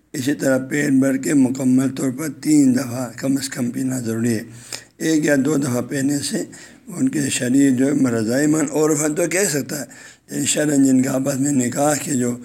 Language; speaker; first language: Urdu; non-native, local second language; Balti